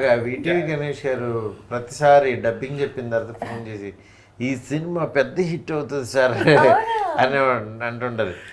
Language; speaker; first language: Telugu; native; Telugu